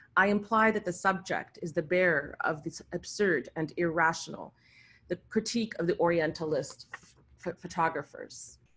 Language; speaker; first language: English; early bilingual, other home language; Arabic